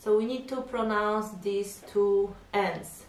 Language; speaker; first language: English; non-native, fluent; Polish